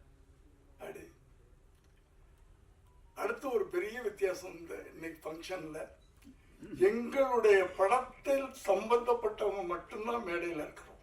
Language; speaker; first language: Tamil; native; Tamil